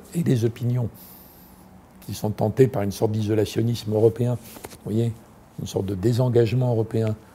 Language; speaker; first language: French; native; French